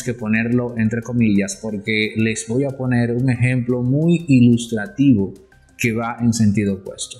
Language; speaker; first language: Spanish; native; Spanish